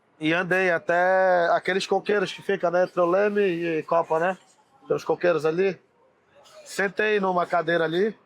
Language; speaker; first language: Portuguese; native; Portuguese